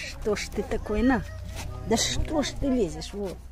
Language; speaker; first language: Russian; native; Russian